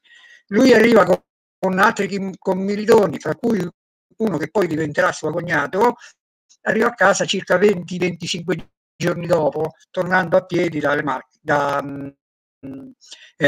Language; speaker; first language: Italian; native; Italian